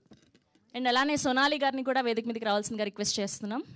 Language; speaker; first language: Telugu; native; Telugu